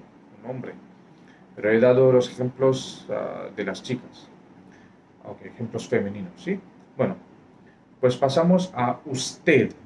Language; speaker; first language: Spanish; non-native, fluent; Hindi